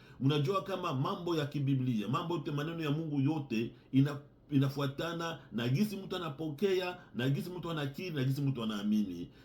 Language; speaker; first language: Swahili; native; Swahili